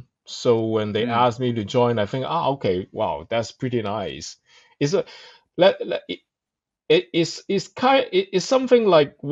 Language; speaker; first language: English; non-native, local second language; Cantonese